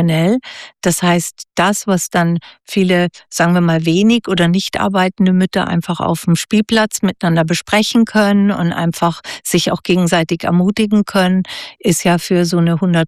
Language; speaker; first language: German; native; German